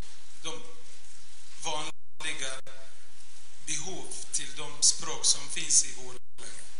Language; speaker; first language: Swedish; non-native, fluent; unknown